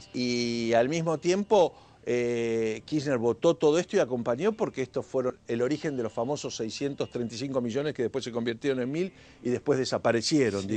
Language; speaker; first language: Spanish; native; Spanish